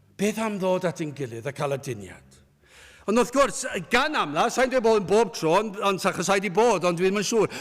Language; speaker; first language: Welsh; native; Welsh